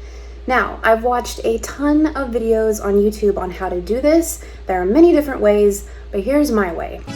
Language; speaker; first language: English; native; English